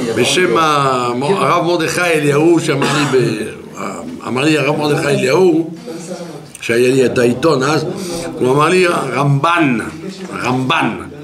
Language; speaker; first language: Hebrew; non-native, fluent; French